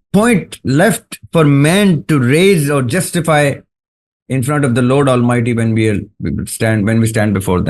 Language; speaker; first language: English; non-native, local second language; Urdu